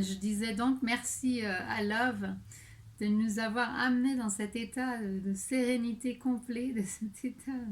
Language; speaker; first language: French; native; French